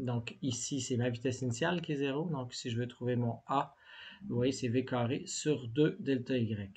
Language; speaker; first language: French; native; French